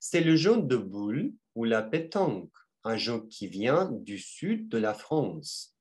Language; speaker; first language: French; non-native, fluent; Russian